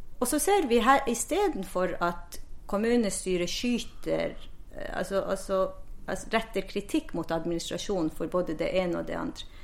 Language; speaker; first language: Norwegian; non-native, local second language; Northern Sami